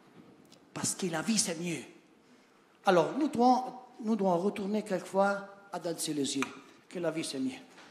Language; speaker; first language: French; non-native, learner; Italian